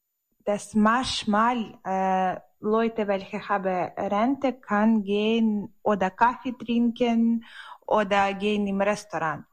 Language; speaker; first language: German; non-native, learner; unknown